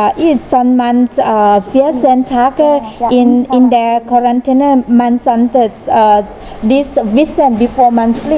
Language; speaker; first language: German; non-native, learner; Thai